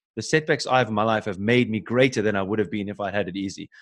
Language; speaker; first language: English; native; English